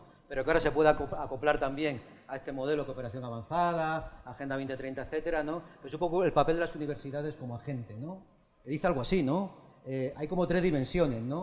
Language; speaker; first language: Spanish; native; Spanish